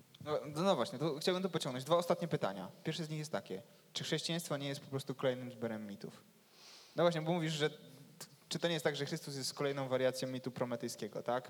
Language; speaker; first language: Polish; native; Polish